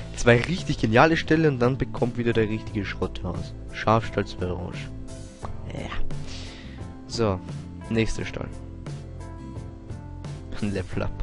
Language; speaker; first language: German; native; German